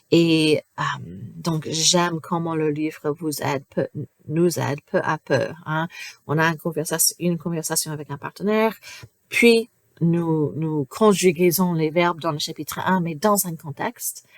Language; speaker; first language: French; non-native, fluent; English